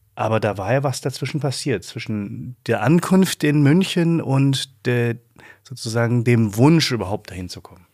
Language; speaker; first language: German; native; German